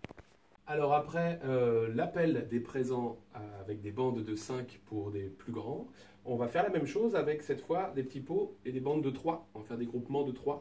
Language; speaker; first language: French; native; French